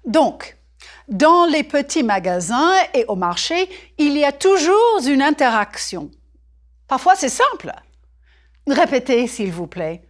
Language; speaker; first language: French; non-native, fluent; English